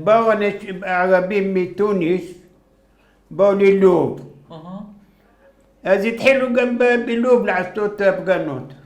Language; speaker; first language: Hebrew; non-native, fluent; Arabic